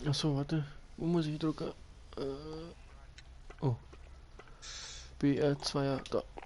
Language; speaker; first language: German; native; German